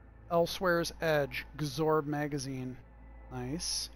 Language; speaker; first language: English; native; English